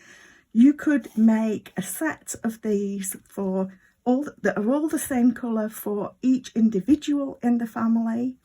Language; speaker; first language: English; native; English